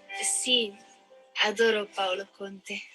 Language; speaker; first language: Italian; non-native, learner; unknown